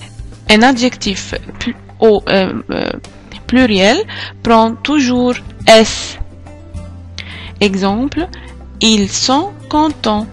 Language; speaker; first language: French; non-native, fluent; Arabic